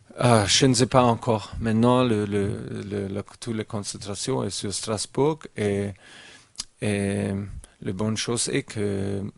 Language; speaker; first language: French; non-native, learner; German